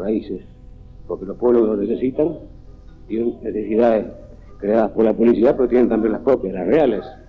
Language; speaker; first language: Spanish; native; Spanish